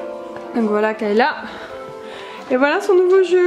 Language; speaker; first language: French; native; French